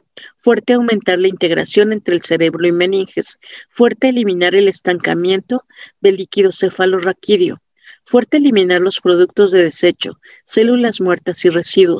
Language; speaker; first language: Spanish; native; Spanish